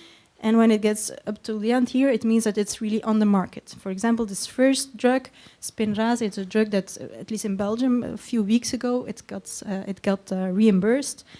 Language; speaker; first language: English; non-native, fluent; Dutch